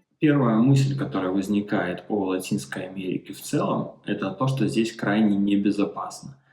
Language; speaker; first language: Russian; native; Russian